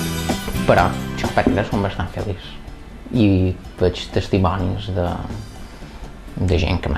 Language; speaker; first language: Catalan; native; Catalan